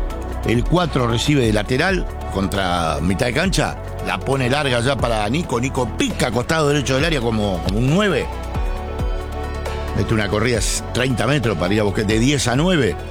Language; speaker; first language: Spanish; native; Spanish